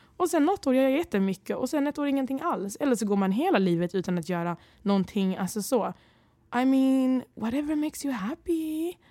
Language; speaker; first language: Swedish; early bilingual, other home language; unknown